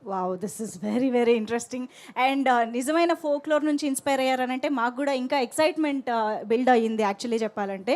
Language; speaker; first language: Telugu; native; Telugu